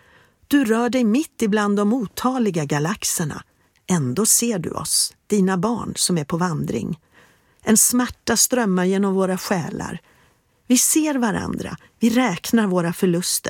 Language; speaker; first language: Swedish; native; Swedish